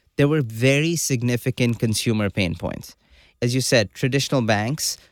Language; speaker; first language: English; non-native, local second language; Urdu